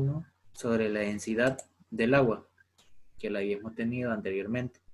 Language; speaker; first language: Spanish; native; Spanish